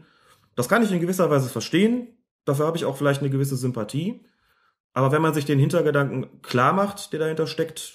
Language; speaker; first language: German; native; German